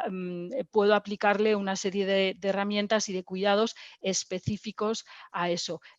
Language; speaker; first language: Spanish; native; Spanish